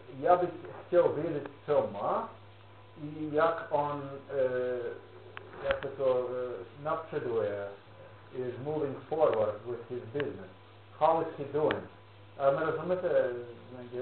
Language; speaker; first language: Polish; non-native, learner; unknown